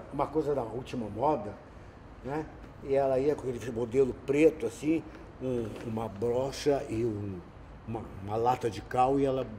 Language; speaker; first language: Portuguese; native; Portuguese